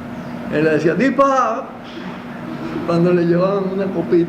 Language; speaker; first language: Spanish; native; Spanish